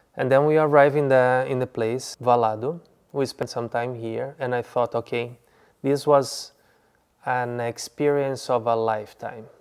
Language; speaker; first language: English; non-native, fluent; Portuguese